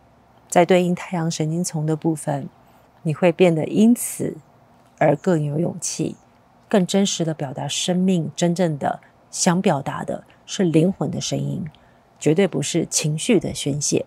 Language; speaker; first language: Chinese; native; Chinese